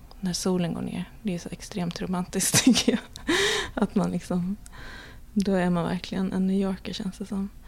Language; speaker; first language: Swedish; native; Swedish